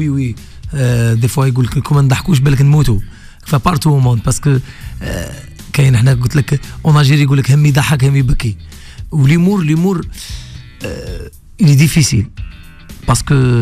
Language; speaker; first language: French; non-native, local second language; Arabic